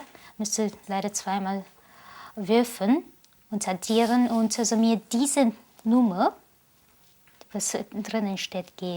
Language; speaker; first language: German; non-native, fluent; Japanese